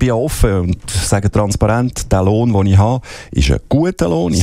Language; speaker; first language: German; native; German